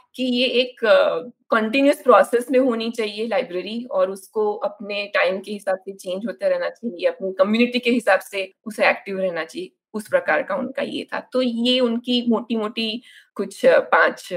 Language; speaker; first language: Hindi; non-native, local second language; Gujarati